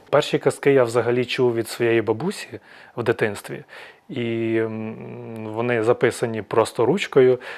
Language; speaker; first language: Ukrainian; native; Ukrainian